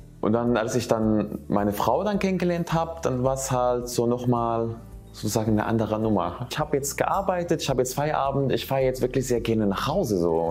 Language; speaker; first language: German; non-native, fluent; Arabic